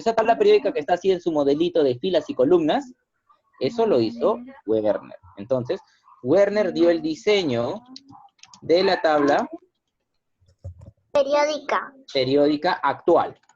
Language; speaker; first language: Spanish; native; Spanish